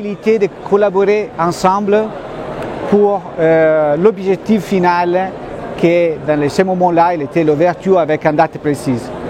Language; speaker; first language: French; non-native, fluent; Italian